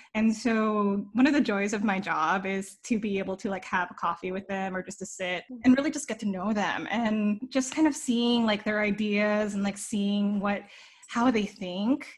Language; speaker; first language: English; native; English